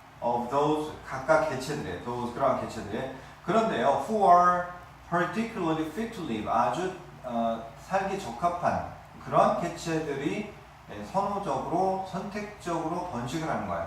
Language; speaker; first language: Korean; native; Korean